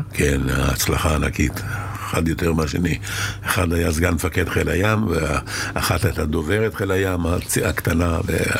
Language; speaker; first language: Hebrew; early bilingual, other home language; Arabic